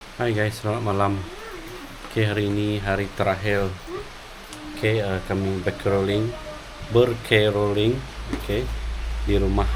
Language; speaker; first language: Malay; non-native, local second language; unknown